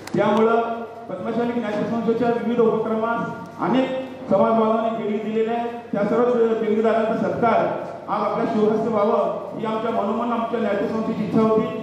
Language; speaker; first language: Marathi; non-native, local second language; Telugu